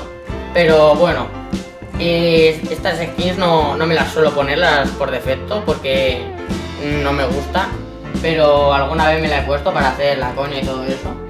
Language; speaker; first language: Spanish; native; Spanish